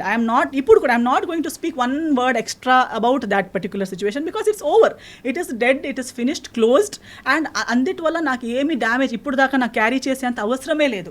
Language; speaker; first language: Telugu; non-native, fluent; Konkani